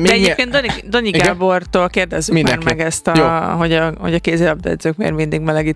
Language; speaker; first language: Hungarian; native; Hungarian